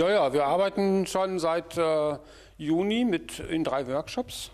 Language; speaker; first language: German; native; German